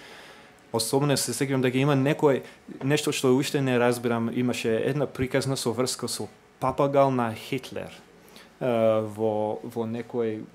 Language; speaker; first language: Macedonian; non-native, fluent; English